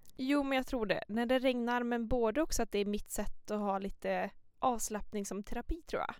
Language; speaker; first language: Swedish; early bilingual, other home language; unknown